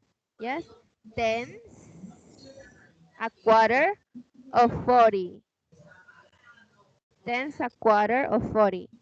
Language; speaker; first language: English; non-native, fluent; Spanish